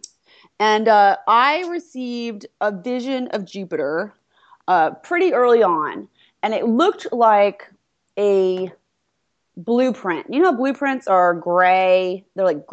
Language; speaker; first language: English; native; English